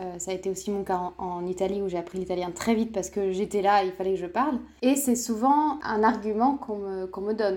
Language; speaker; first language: French; native; French